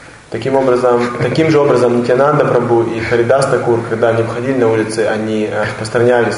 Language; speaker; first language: Russian; native; Russian